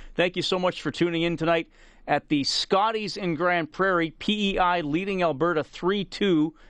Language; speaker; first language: English; native; English